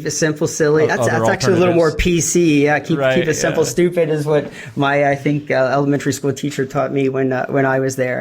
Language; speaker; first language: English; native; English